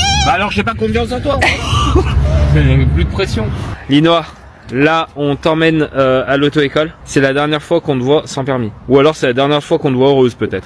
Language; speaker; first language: French; native; French